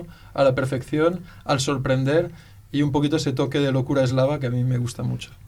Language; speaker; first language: Spanish; native; Spanish